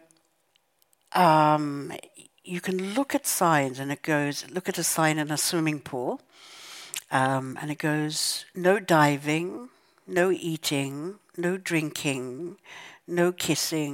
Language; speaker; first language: English; native; English